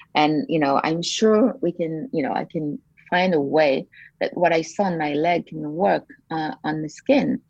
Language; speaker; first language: English; non-native, fluent; French